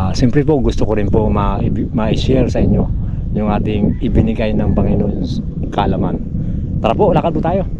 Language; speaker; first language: Filipino; native; Filipino